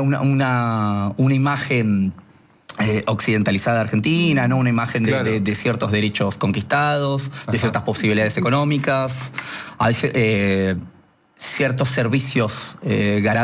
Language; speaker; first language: Spanish; non-native, local second language; Quechua